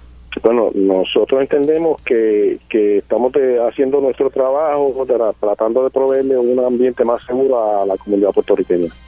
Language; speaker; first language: Spanish; native; Spanish